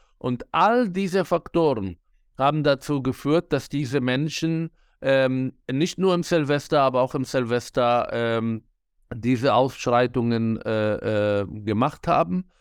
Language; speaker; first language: German; non-native, fluent; Arabic